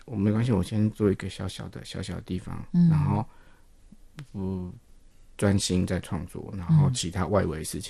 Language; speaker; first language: Chinese; non-native, local second language; Min Nan Chinese